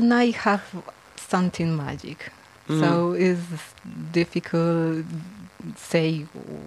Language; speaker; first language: English; non-native, learner; Spanish